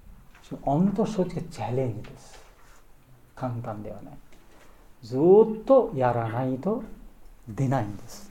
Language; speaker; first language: Japanese; non-native, learner; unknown